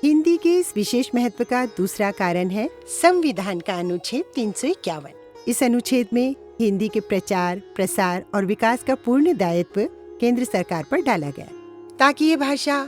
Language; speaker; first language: Hindi; native; Hindi